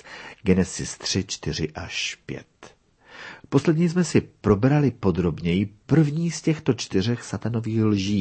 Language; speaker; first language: Czech; native; Czech